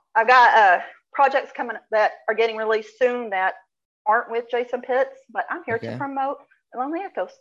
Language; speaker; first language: English; native; English